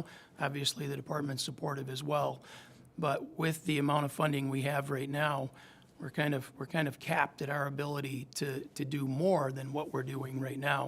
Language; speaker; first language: English; native; English